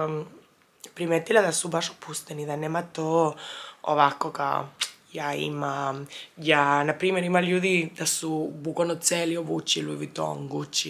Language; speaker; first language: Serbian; early bilingual, heritage; Serbian